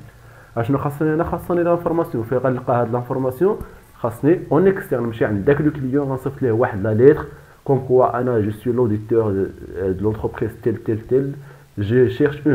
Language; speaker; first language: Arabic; native; Arabic